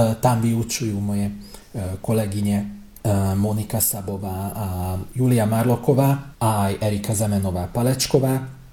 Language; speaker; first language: Slovak; early bilingual, heritage; Slovak